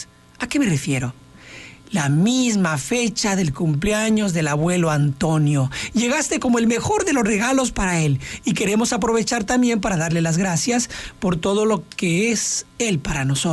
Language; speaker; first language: Spanish; native; Spanish